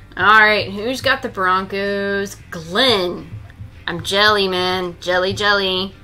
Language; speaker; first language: English; native; English